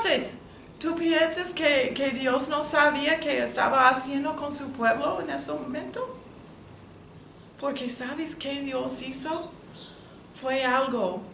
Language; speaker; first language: Spanish; non-native, learner; English